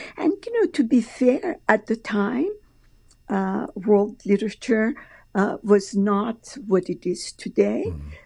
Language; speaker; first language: English; non-native, fluent; Persian